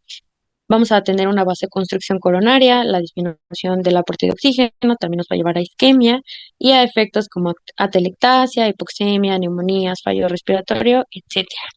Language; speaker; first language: Spanish; native; Spanish